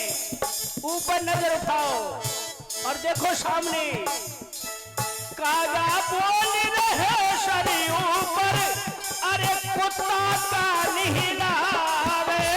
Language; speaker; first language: Hindi; native; Hindi